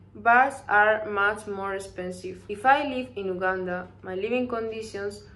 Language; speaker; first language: English; non-native, learner; Spanish